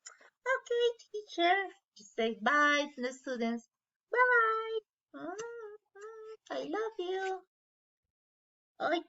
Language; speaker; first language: English; non-native, learner; Spanish